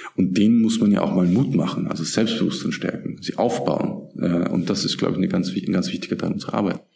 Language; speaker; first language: German; native; German